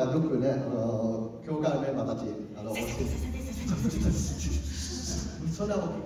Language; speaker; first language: Japanese; non-native, learner; Cantonese